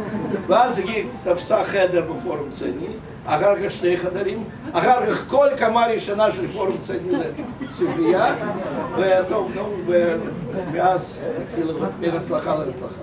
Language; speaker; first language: Hebrew; non-native, fluent; Russian